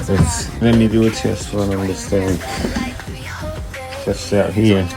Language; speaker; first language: English; native; English